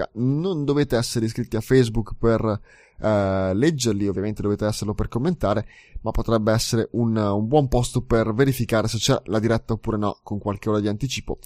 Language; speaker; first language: Italian; native; Italian